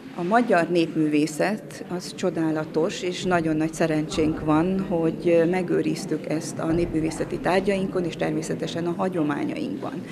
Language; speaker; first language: Hungarian; native; Hungarian